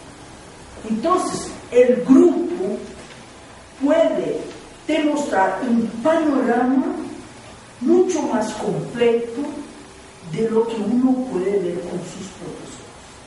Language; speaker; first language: Spanish; non-native, fluent; Portuguese